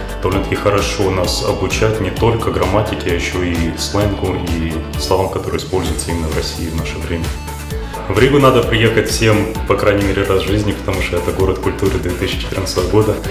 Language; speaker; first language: Russian; non-native, fluent; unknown